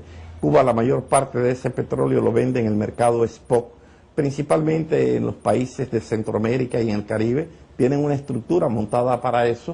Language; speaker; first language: Spanish; native; Spanish